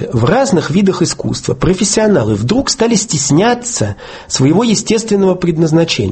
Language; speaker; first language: Russian; native; Russian